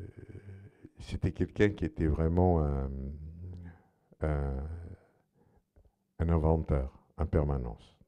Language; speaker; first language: French; non-native, fluent; Portuguese